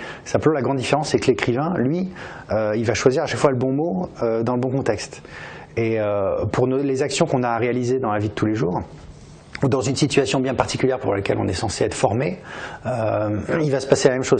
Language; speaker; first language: French; native; French